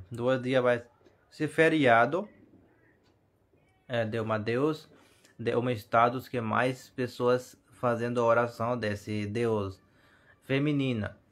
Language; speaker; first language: Portuguese; non-native, learner; Hindi